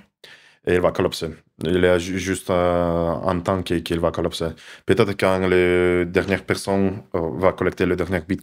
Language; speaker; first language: French; non-native, fluent; Russian